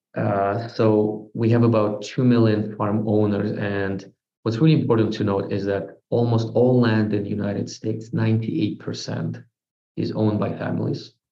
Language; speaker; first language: English; non-native, fluent; Russian